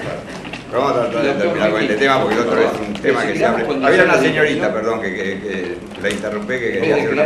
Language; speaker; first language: Spanish; native; Spanish